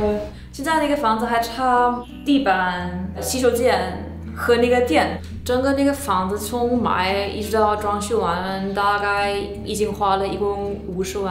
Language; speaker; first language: Chinese; early bilingual, heritage; Chinese